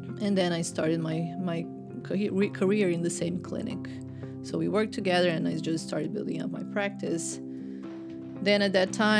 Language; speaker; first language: English; non-native, fluent; Portuguese